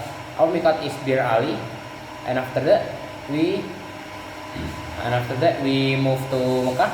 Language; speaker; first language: English; non-native, learner; Indonesian